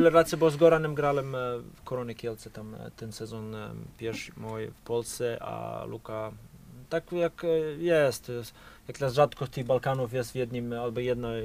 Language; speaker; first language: Polish; non-native, fluent; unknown